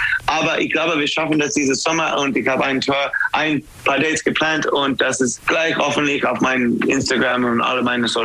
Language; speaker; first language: German; non-native, learner; English